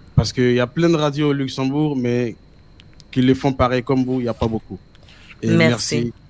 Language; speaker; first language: French; non-native, local second language; Mossi